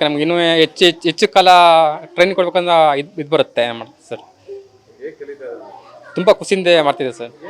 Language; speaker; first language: Kannada; native; Kannada